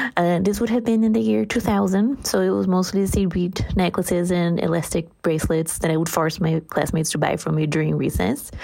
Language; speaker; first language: English; non-native, fluent; Portuguese